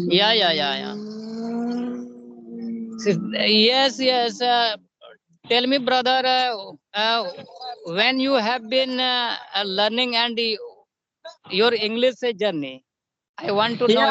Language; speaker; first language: English; non-native, learner; Hindi